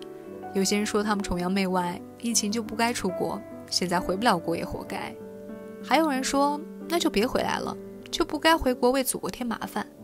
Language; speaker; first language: Chinese; native; Chinese